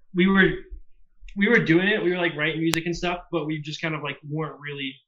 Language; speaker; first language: English; native; English